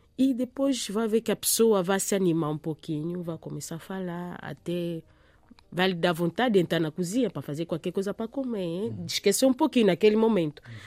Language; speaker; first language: Portuguese; non-native, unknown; Lingala